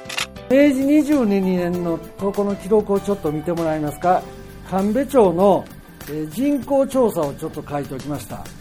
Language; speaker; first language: Japanese; native; Japanese